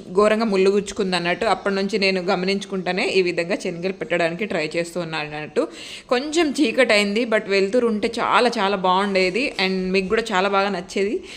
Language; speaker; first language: Telugu; non-native, local second language; Lambadi